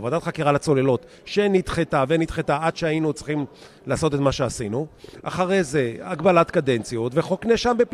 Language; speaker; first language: Hebrew; native; Hebrew